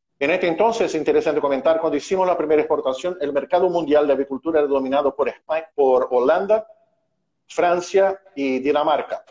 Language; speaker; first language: Spanish; non-native, fluent; Portuguese